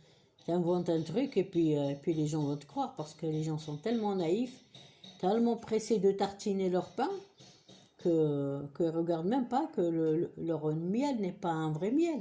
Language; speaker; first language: French; non-native, local second language; Kabyle